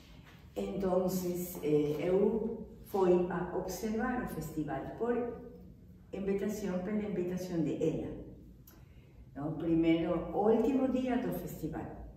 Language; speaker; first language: Portuguese; non-native, fluent; Spanish